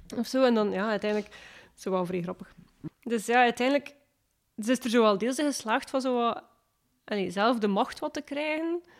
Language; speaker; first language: Dutch; native; Dutch